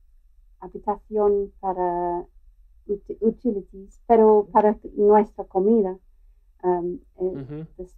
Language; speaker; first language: Spanish; non-native, learner; English